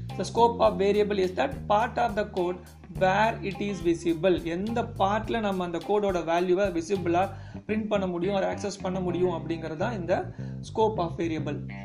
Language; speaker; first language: English; non-native, local second language; Tamil